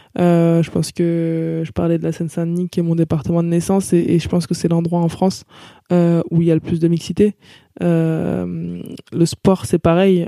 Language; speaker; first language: French; native; French